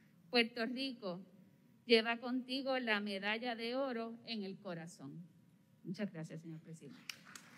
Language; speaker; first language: Spanish; native; Spanish